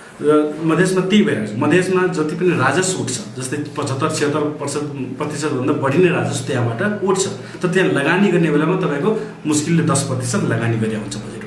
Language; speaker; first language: Nepali; non-native, local second language; Maithili